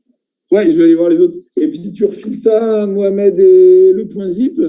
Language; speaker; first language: French; native; French